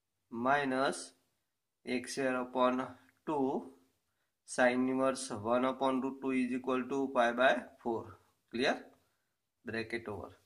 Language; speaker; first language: English; non-native, local second language; Gujarati